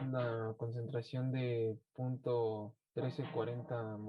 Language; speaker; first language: Spanish; native; Spanish